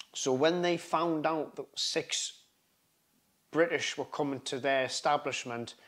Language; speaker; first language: English; native; English